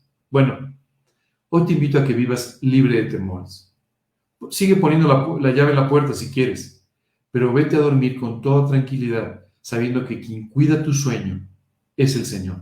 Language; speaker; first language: Spanish; native; Spanish